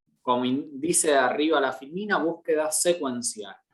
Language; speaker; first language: Spanish; native; Spanish